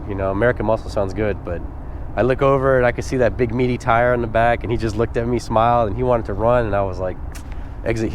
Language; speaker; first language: English; native; English